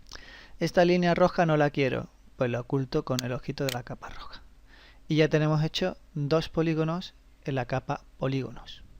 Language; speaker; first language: Spanish; native; Spanish